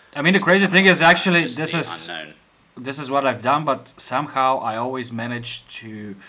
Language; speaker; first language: English; non-native, fluent; Bulgarian